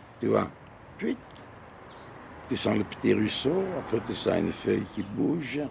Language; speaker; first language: French; non-native, local second language; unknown